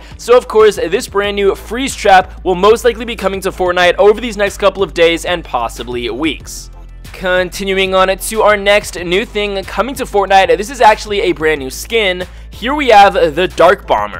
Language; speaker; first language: English; native; English